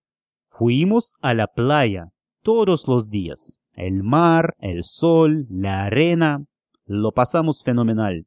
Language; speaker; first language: Spanish; non-native, fluent; Russian